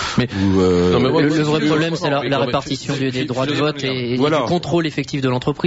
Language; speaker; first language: French; native; French